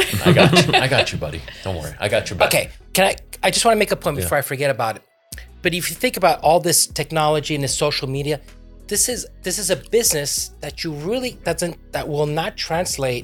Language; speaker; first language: English; non-native, fluent; French